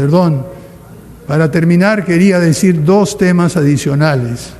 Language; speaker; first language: Spanish; native; Spanish